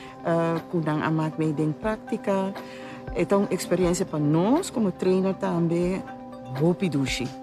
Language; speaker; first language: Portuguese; non-native, local second language; Papiamento